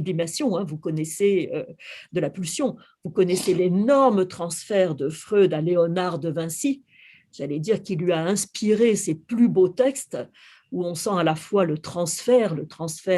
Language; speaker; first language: French; native; French